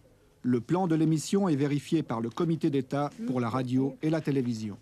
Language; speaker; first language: French; native; French